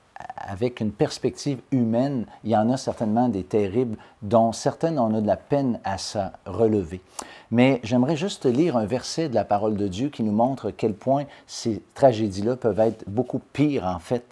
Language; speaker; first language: French; native; French